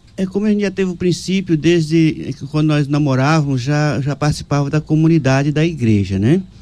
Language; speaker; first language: Portuguese; native; Portuguese